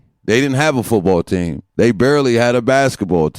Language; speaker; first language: English; native; English